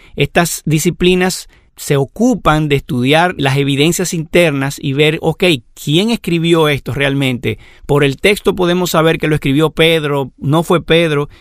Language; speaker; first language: Spanish; native; Spanish